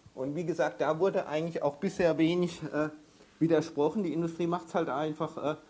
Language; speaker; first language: German; native; German